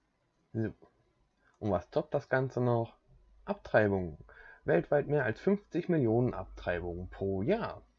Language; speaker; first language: German; native; German